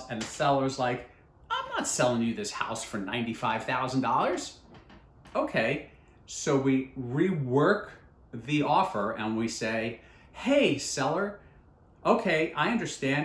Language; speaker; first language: English; native; English